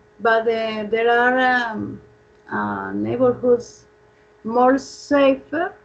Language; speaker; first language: English; non-native, fluent; Spanish